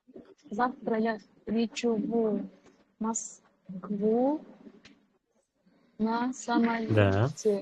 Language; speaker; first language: Russian; non-native, learner; Uzbek